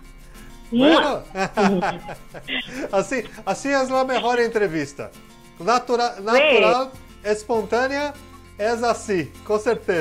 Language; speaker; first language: Spanish; non-native, learner; Portuguese